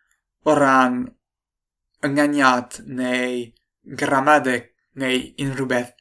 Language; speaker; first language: Welsh; non-native, fluent; French